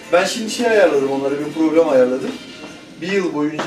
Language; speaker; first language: Turkish; native; Turkish